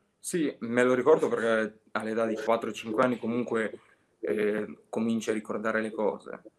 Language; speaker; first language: Italian; early bilingual, other home language; Albanian